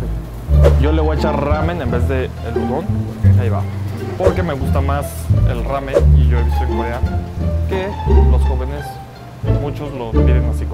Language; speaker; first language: Spanish; non-native, fluent; Korean